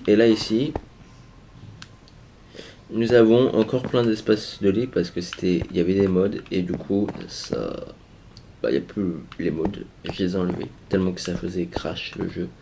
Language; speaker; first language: French; native; French